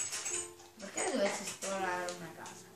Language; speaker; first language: Italian; native; Italian